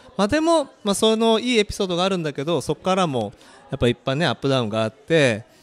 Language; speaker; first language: Japanese; early bilingual, other home language; Korean